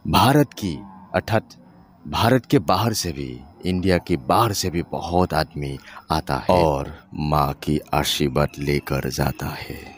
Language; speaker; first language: Hindi; non-native, local second language; Assamese